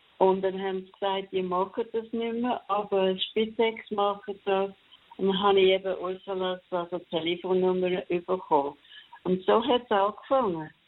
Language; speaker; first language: German; non-native, fluent; English